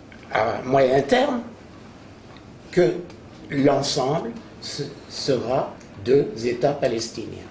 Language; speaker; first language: French; native; French